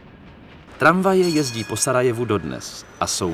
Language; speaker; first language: Czech; native; Czech